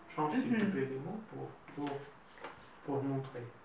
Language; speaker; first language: French; non-native, fluent; Russian